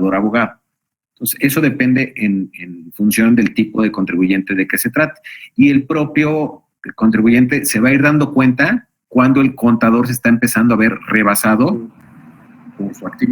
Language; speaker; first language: Spanish; native; Spanish